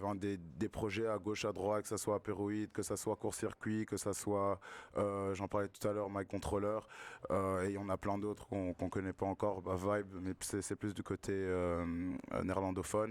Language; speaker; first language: French; native; French